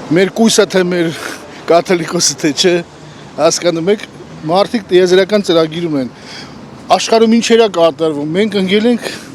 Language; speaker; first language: Armenian; native; Armenian